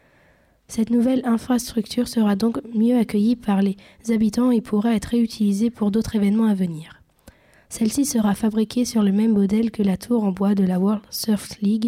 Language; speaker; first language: French; native; French